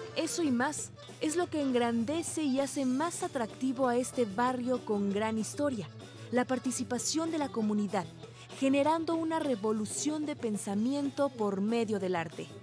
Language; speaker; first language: Spanish; native; Spanish